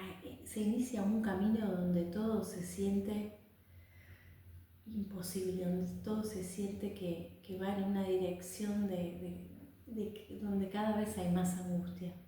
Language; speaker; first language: Spanish; native; Spanish